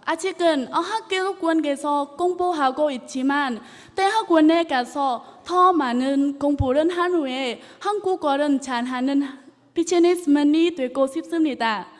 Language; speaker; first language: Korean; non-native, learner; Vietnamese